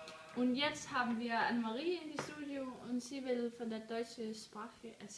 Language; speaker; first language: German; non-native, learner; Danish